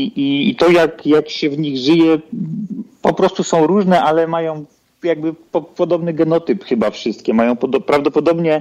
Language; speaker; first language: Polish; native; Polish